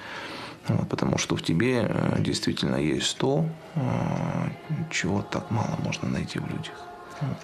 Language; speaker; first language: Russian; native; Russian